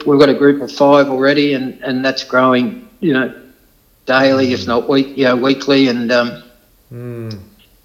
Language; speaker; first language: English; native; English